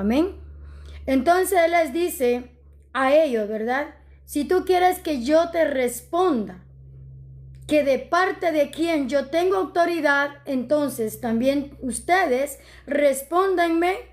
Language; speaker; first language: Spanish; native; Spanish